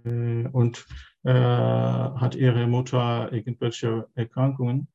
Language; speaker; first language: German; non-native, learner; Turkish